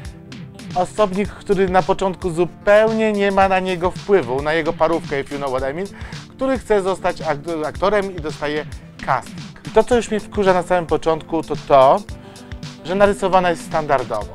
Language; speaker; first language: Polish; native; Polish